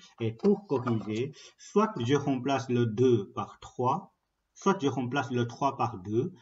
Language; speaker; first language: French; non-native, fluent; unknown